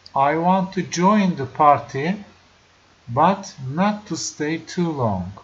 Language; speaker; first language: English; non-native, fluent; Turkish